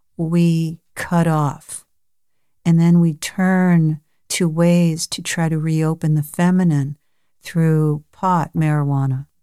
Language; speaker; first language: English; native; English